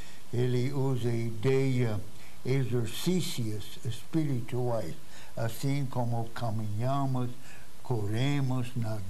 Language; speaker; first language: Portuguese; non-native, fluent; English